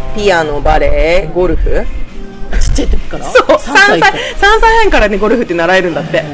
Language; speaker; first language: Japanese; native; Japanese